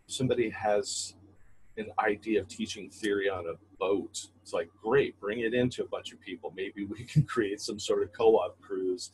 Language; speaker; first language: English; native; English